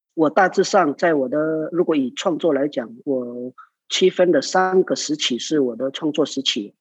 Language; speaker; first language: Chinese; non-native, local second language; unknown